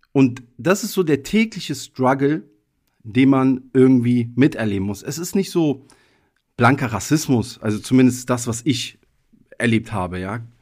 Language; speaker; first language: German; early bilingual, other home language; Italian